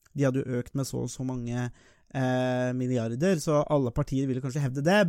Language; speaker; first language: Norwegian; native; Norwegian